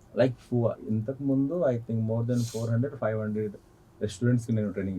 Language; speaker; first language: Telugu; non-native, local second language; Hindi